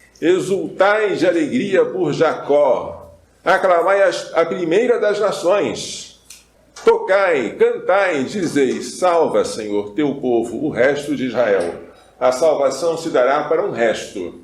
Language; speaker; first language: Portuguese; native; Portuguese